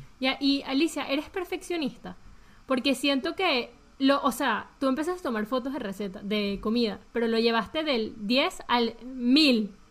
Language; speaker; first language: Spanish; early bilingual, heritage; Spanish